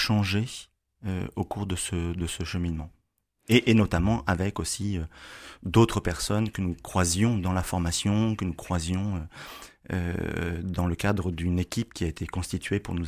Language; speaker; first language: French; native; French